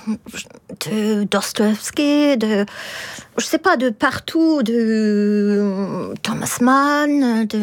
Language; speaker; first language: French; non-native, fluent; English